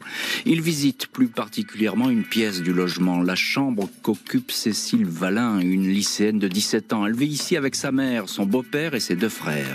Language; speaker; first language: French; native; French